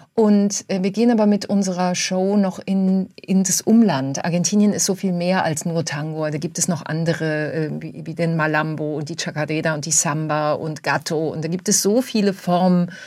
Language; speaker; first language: German; native; German